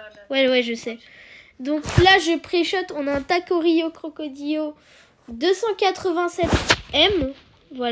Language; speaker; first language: French; native; French